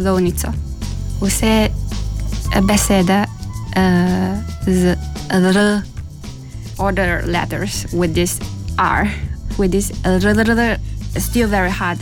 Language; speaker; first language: English; non-native, fluent; Chinese